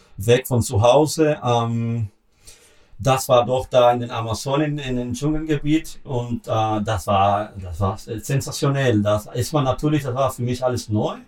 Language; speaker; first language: German; non-native, learner; Spanish